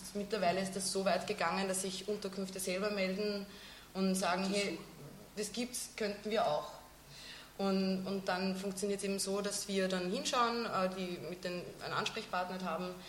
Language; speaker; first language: German; native; German